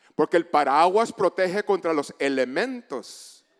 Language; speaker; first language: Spanish; early bilingual, heritage; Spanish